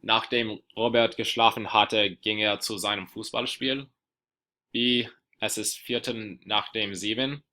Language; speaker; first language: German; non-native, learner; English